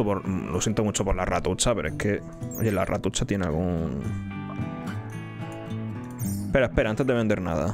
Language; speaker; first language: Spanish; native; Spanish